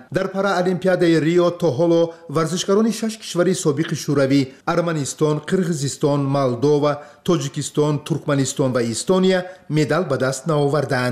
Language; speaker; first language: Persian; native; Persian